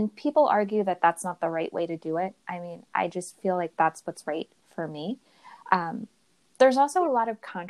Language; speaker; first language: English; native; English